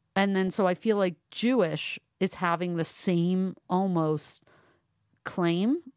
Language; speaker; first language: English; native; English